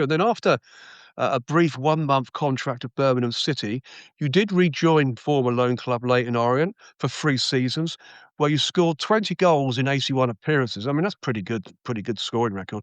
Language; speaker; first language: English; native; English